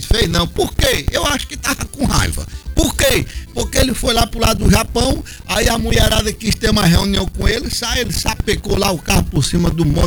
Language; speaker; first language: Portuguese; native; Portuguese